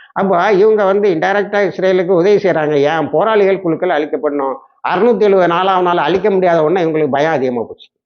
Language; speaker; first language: Tamil; native; Tamil